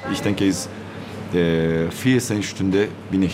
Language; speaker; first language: German; non-native, learner; Turkish